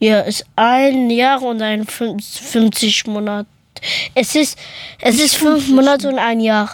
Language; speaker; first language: German; early bilingual, other home language; Persian